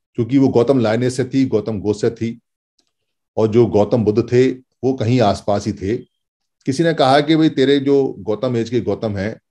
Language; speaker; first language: Hindi; native; Hindi